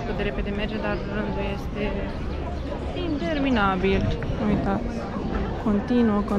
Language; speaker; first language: Romanian; early bilingual, heritage; Romanian